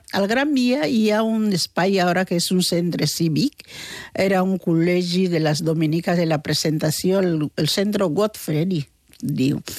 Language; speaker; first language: Catalan; early bilingual, other home language; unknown